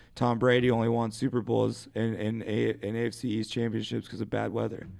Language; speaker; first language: English; native; English